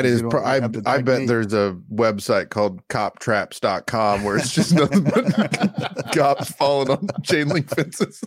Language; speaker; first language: English; native; English